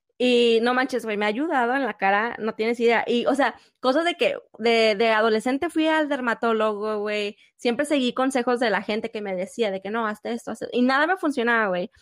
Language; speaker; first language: Spanish; native; Spanish